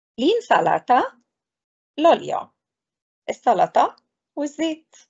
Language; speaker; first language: Italian; non-native, fluent; Arabic